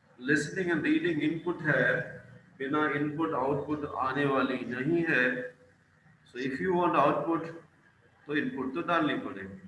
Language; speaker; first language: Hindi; non-native, local second language; Punjabi